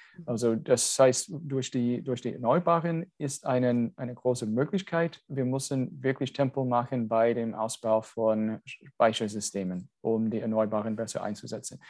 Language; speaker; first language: German; non-native, fluent; English